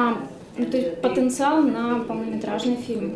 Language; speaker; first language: Russian; native; Russian